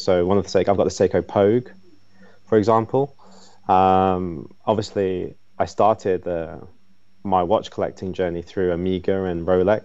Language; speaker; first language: English; native; English